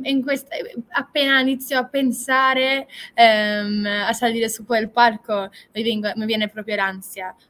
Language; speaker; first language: Italian; non-native, fluent; English